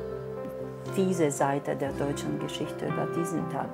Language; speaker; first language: German; non-native, fluent; Russian